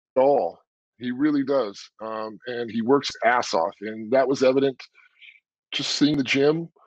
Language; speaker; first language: English; native; English